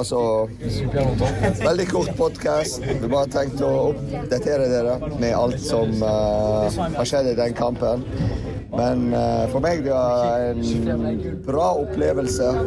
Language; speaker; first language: Norwegian; non-native, fluent; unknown